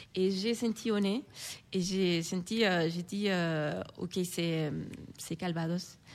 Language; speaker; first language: French; non-native, fluent; Spanish